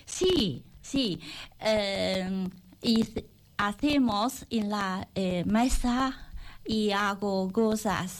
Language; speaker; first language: Spanish; non-native, learner; Chinese